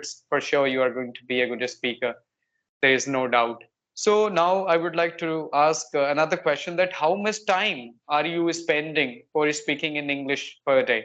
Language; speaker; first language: English; non-native, local second language; Hindi